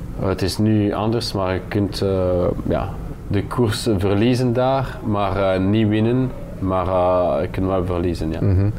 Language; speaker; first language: Dutch; non-native, local second language; French